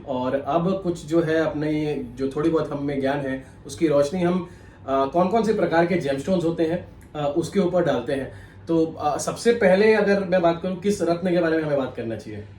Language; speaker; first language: Hindi; non-native, local second language; Punjabi